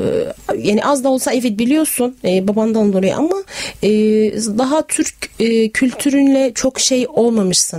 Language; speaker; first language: Turkish; non-native, fluent; Arabic